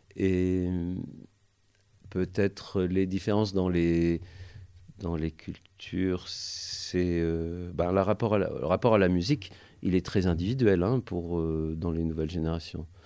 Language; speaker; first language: French; native; French